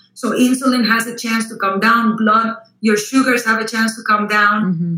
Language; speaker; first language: English; non-native, fluent; Spanish